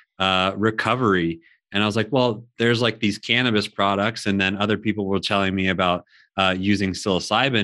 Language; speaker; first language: English; native; English